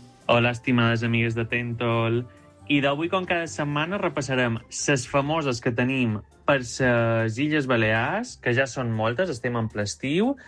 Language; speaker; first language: Catalan; native; Catalan